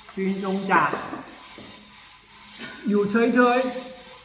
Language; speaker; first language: Thai; non-native, learner; Chinese